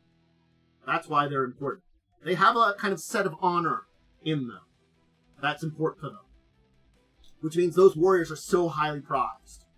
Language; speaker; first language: English; native; English